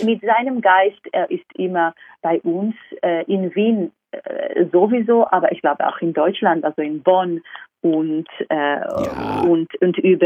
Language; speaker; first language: German; non-native, fluent; Hebrew